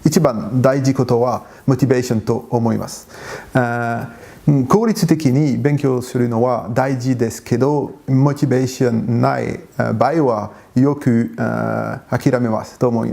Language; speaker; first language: Japanese; non-native, learner; French